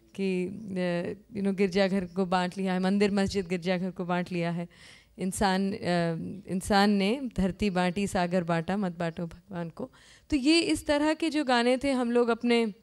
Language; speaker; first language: Hindi; native; Hindi